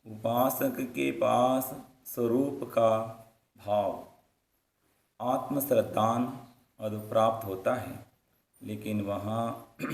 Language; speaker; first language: Hindi; non-native, local second language; Kannada